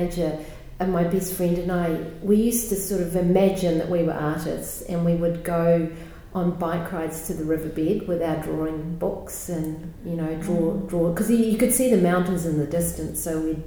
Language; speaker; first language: English; native; English